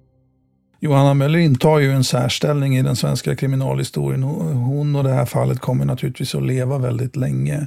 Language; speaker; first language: Swedish; native; Swedish